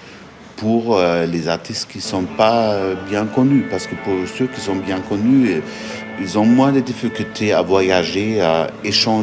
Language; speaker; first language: French; non-native, fluent; German